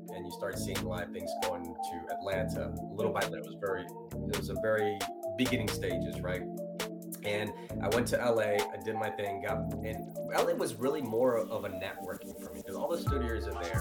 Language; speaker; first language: English; early bilingual, other home language; Italian